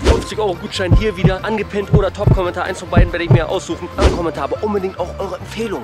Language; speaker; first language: German; native; German